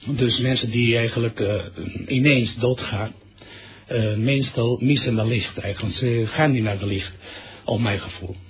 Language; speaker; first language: Dutch; non-native, fluent; Catalan